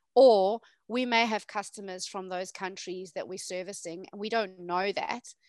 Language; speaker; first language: English; native; English